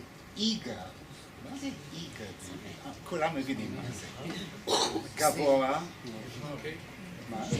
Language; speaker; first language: Hebrew; non-native, fluent; English